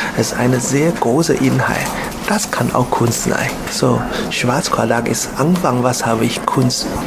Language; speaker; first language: German; non-native, learner; Chinese